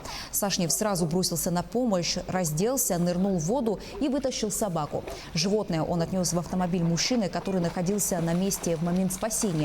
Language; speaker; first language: Russian; native; Russian